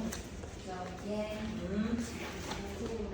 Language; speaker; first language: Chinese; non-native, learner; Filipino